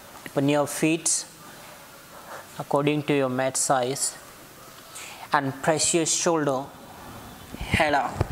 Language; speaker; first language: English; non-native, local second language; Hindi